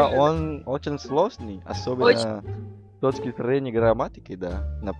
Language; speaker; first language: Russian; non-native, learner; Indonesian